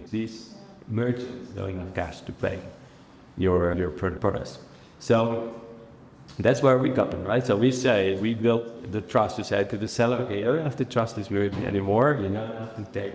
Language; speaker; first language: English; non-native, fluent; Dutch